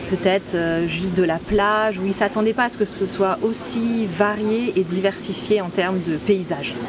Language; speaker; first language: French; native; French